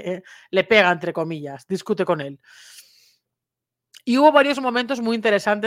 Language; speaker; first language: Spanish; native; Spanish